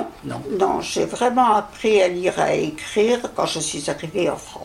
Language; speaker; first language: French; early bilingual, other home language; Yiddish